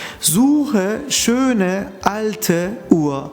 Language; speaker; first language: German; non-native, fluent; Turkish